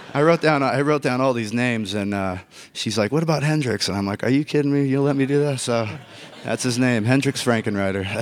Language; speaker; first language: English; native; English